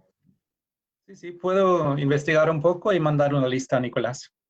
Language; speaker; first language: Spanish; non-native, fluent; Norwegian